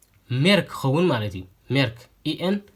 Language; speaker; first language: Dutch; non-native, fluent; Tigrinya